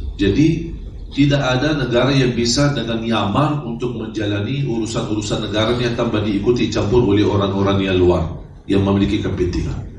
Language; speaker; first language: Indonesian; non-native, fluent; Arabic